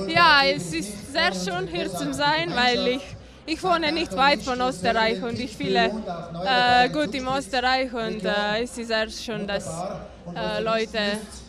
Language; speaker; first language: German; non-native, learner; Slovenian